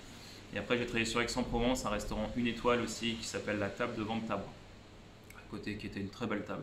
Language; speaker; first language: French; native; French